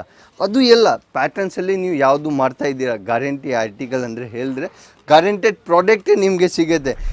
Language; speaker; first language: Kannada; non-native, local second language; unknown